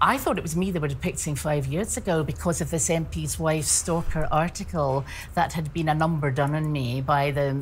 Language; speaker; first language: English; native; English